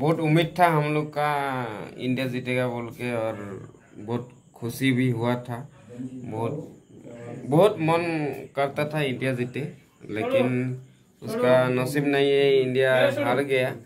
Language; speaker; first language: Hindi; non-native, local second language; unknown